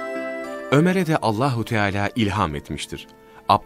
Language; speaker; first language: Turkish; native; Turkish